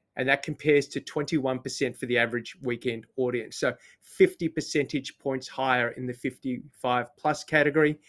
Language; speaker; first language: English; native; English